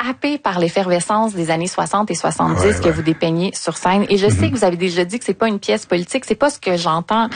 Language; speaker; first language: French; native; French